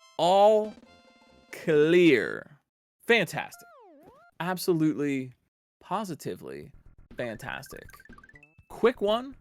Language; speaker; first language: English; native; English